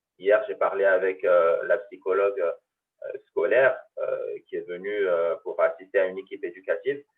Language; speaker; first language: French; early bilingual, other home language; Arabic